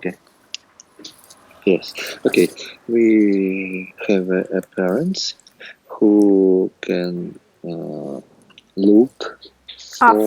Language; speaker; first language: English; non-native, learner; Russian